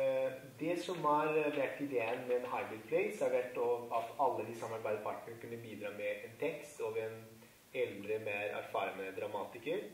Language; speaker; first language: Norwegian; non-native, fluent; Italian